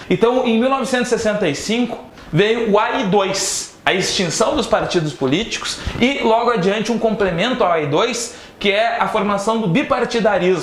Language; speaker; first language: Portuguese; native; Portuguese